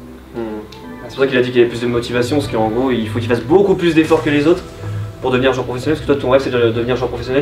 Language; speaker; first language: French; native; French